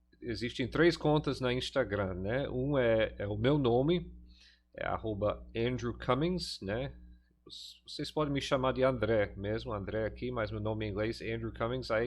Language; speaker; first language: Portuguese; non-native, fluent; English